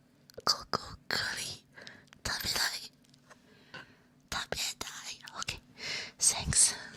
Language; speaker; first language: Japanese; non-native, learner; Chinese